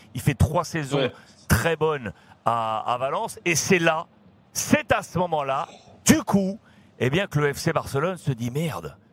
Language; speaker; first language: French; native; French